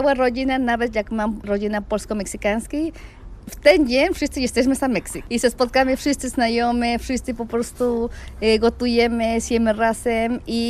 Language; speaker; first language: Polish; non-native, learner; Spanish